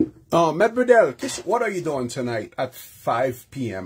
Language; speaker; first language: English; non-native, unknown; Haitian Creole